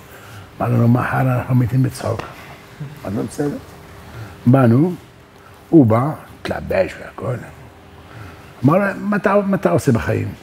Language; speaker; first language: Hebrew; non-native, learner; French